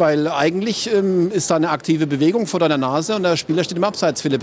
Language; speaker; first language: German; native; German